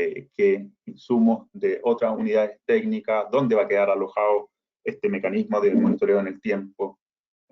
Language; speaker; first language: Spanish; native; Spanish